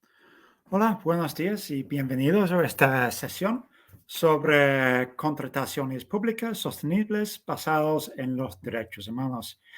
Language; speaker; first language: Spanish; non-native, fluent; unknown